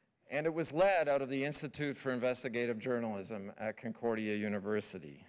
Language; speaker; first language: English; native; English